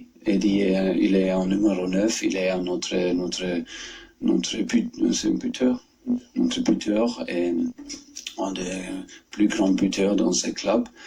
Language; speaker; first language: French; non-native, fluent; German